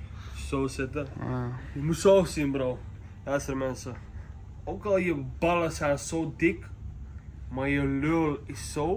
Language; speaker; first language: Dutch; early bilingual, other home language; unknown